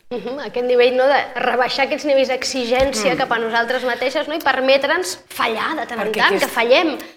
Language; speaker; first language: Catalan; native; Catalan